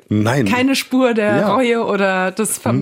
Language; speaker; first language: German; native; German